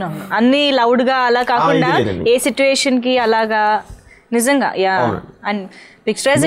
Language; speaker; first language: Telugu; native; Telugu